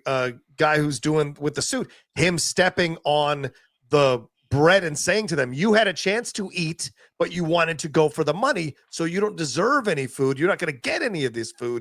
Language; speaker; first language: English; native; English